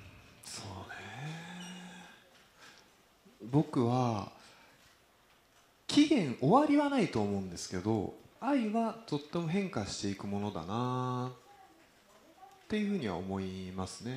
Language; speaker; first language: Japanese; native; Japanese